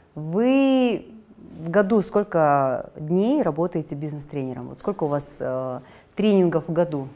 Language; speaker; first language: Russian; native; Russian